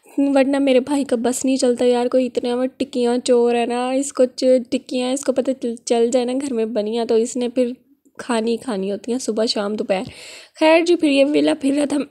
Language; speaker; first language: Urdu; non-native, local second language; Punjabi